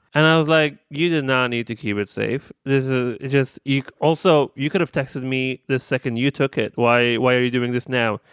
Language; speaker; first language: English; non-native, fluent; Arabic